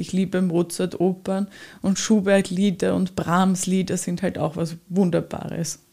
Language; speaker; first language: German; native; German